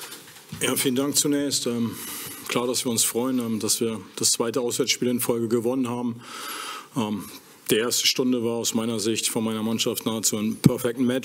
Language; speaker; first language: German; native; German